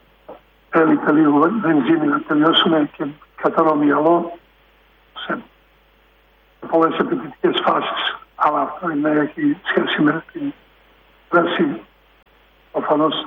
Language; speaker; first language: Greek; non-native, fluent; Serbian